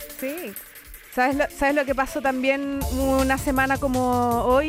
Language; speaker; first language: Spanish; native; Spanish